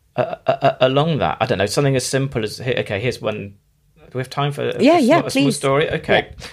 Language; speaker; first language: English; native; English